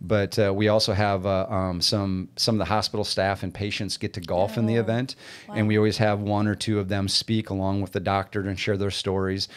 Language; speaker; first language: English; native; English